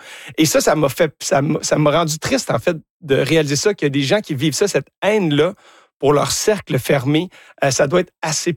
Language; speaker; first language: French; native; French